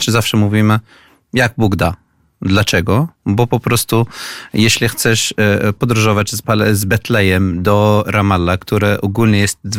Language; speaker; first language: Polish; non-native, fluent; Arabic